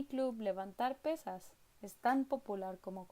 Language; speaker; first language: Spanish; non-native, fluent; English